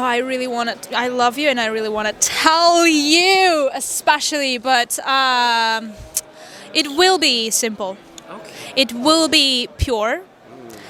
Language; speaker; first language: English; non-native, fluent; Armenian